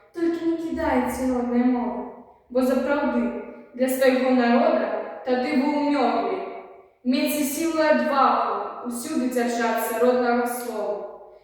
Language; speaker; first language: Belarusian; native; Belarusian